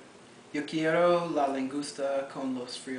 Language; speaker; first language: Spanish; non-native, learner; English